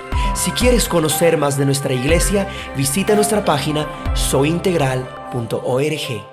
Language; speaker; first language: Spanish; native; Spanish